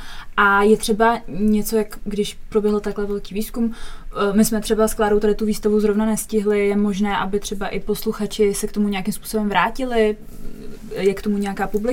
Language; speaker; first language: Czech; native; Czech